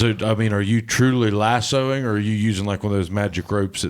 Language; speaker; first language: English; native; English